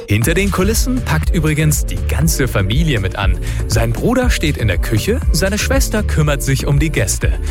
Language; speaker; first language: German; native; German